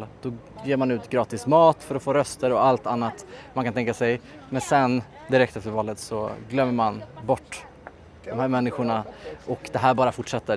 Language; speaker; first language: Swedish; native; Swedish